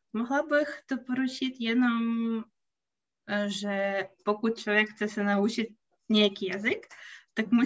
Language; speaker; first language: Czech; non-native, fluent; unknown